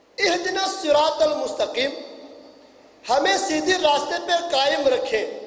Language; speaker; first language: Urdu; non-native, local second language; Punjabi